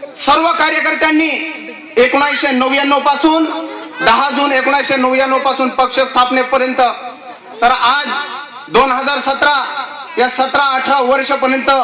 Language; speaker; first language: Marathi; non-native, local second language; Bhili